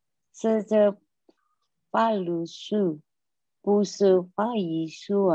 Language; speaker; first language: Chinese; non-native, learner; Indonesian